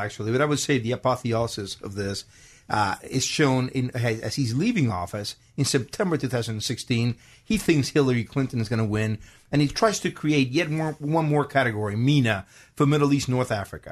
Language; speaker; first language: English; non-native, fluent; Spanish